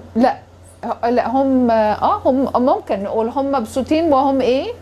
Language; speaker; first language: Arabic; non-native, fluent; English